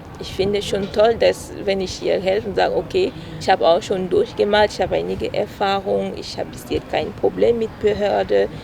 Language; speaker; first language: German; non-native, fluent; French